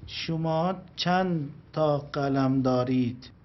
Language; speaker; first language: Persian; non-native, learner; Urdu